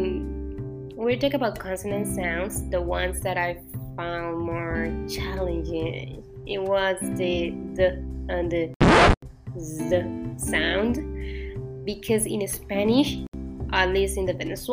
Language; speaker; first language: English; non-native, fluent; Spanish